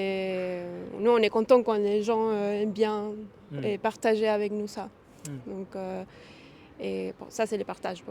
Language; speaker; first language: French; non-native, fluent; Spanish